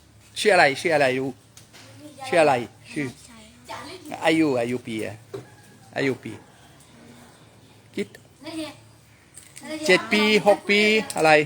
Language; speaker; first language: Thai; non-native, learner; French